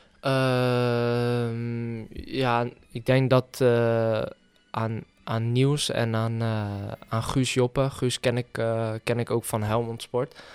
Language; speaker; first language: Dutch; native; Dutch